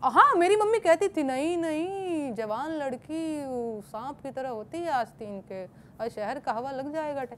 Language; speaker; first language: Hindi; native; Hindi